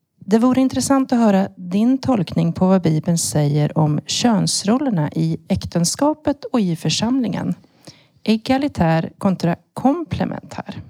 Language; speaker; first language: Swedish; native; Swedish